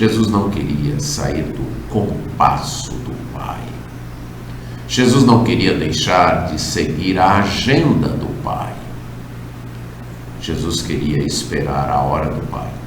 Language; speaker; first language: Portuguese; native; Portuguese